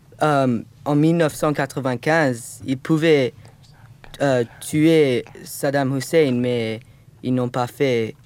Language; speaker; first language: French; non-native, learner; English